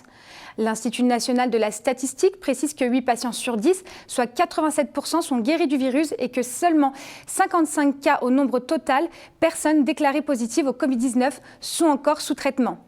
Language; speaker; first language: French; native; French